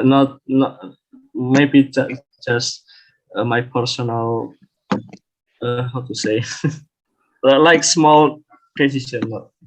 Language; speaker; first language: English; non-native, learner; Indonesian